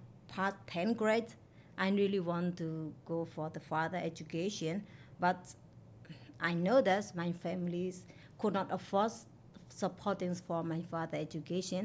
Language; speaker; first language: English; non-native, learner; Burmese